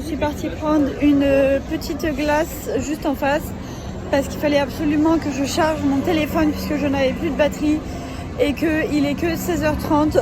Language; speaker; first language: French; native; French